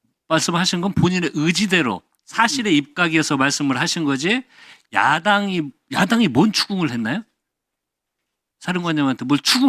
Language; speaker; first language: Korean; native; Korean